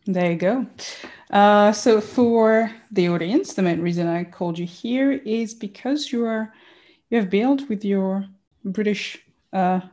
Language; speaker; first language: English; non-native, fluent; Rundi